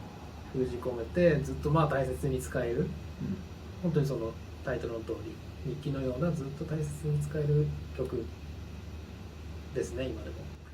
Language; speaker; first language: Japanese; native; Japanese